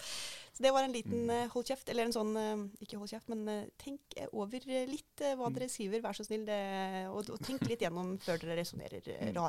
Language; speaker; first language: Norwegian; native; Norwegian